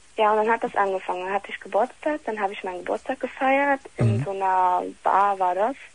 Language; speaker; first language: German; early bilingual, other home language; Italian